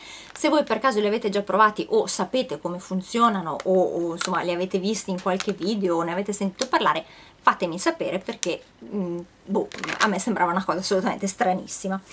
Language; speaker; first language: Italian; native; Italian